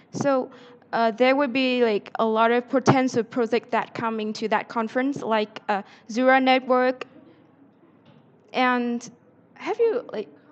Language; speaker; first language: English; non-native, fluent; Vietnamese